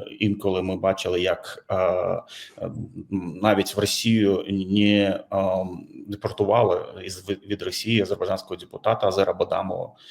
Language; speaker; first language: Ukrainian; non-native, fluent; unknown